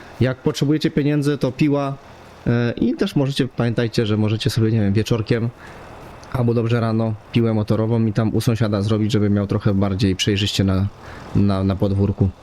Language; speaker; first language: Polish; native; Polish